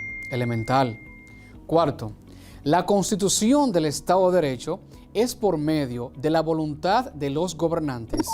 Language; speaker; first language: Spanish; native; Spanish